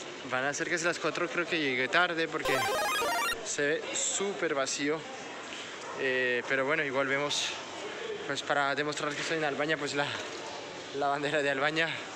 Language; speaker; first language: Spanish; non-native, fluent; French